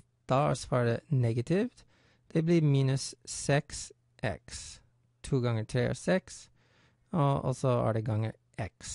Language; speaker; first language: Norwegian; non-native, fluent; English